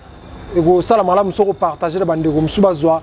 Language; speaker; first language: French; non-native, local second language; Lingala